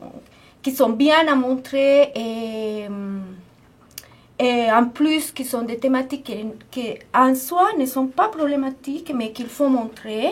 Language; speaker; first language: French; non-native, fluent; Spanish